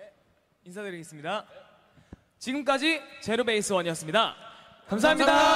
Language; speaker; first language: Korean; native; Korean